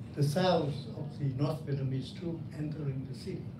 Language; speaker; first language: English; non-native, fluent; Vietnamese